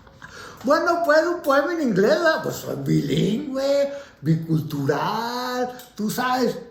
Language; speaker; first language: Spanish; early bilingual, heritage; Spanish